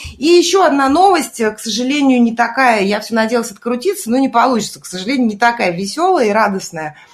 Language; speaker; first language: Russian; native; Russian